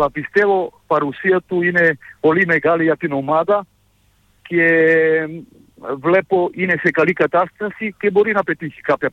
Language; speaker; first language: Greek; non-native, fluent; Serbian